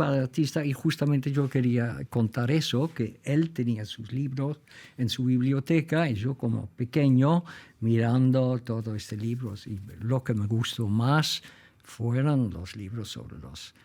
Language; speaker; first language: Spanish; non-native, fluent; Dutch